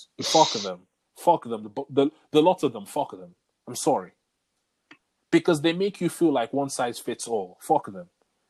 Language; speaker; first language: English; native; English